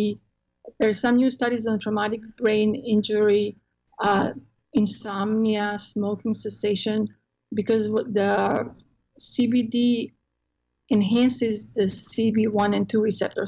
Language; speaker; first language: English; non-native, fluent; Croatian